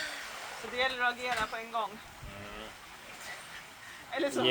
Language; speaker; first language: Swedish; native; Swedish